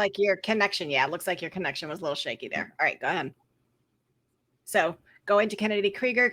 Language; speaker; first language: English; native; English